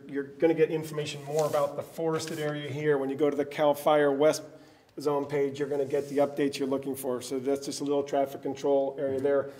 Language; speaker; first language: English; native; English